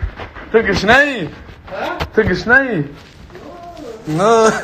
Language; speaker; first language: Russian; non-native, learner; Tajik